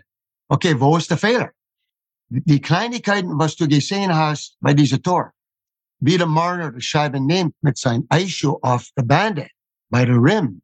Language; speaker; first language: German; non-native, fluent; English